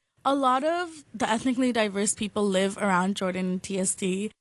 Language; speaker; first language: English; non-native, local second language; Bangla